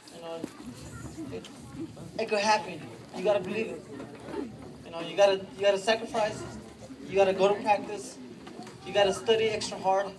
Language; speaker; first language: English; early bilingual, other home language; Spanish